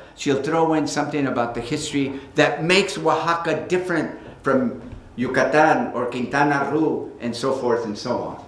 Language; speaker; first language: English; early bilingual, other home language; Spanish